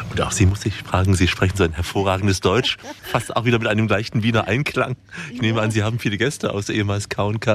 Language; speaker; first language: German; native; German